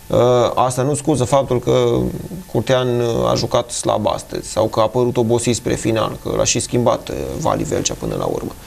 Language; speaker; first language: Romanian; native; Romanian